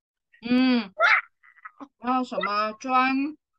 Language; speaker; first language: Chinese; non-native, fluent; Vietnamese